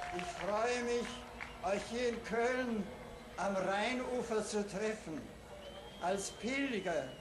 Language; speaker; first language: German; native; German